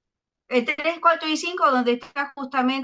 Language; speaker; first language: Spanish; native; Spanish